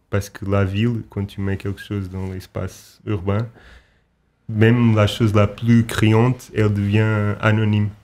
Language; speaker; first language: French; non-native, fluent; Portuguese